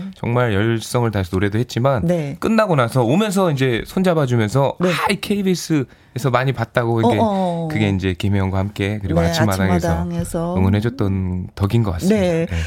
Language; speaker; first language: Korean; native; Korean